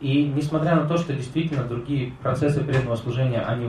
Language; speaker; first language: Russian; native; Russian